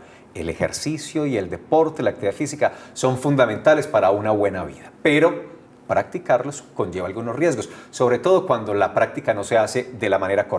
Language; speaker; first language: Spanish; native; Spanish